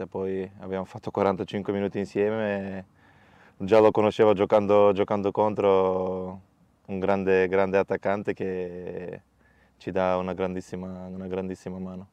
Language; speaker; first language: Italian; non-native, fluent; Macedonian